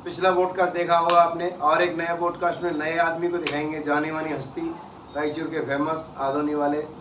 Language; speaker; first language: Hindi; non-native, local second language; Kannada